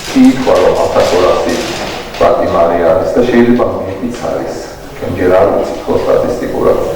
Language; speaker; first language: Georgian; non-native, local second language; Azerbaijani